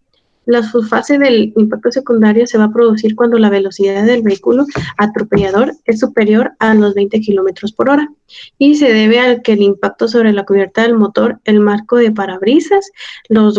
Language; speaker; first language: Spanish; native; Spanish